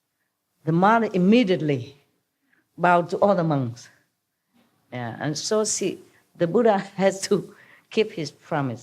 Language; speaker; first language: English; non-native, fluent; Vietnamese